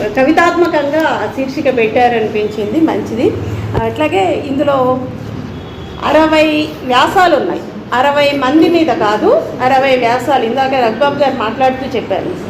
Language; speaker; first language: Telugu; native; Telugu